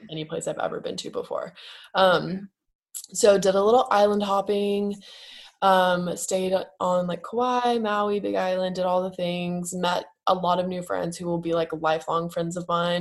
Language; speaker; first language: English; native; English